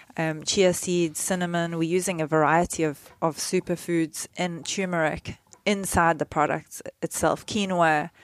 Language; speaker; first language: English; native; English